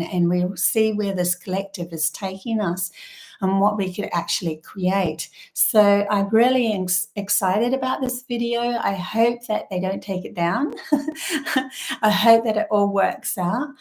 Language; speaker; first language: English; native; English